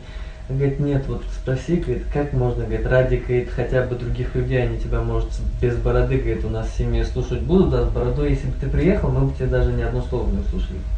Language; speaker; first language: Russian; non-native, fluent; Azerbaijani